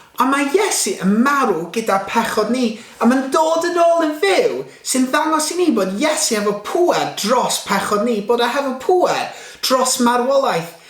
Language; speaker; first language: Welsh; non-native, local second language; English